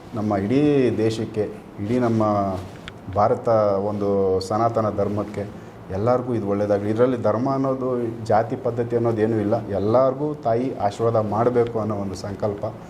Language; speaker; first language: Kannada; native; Kannada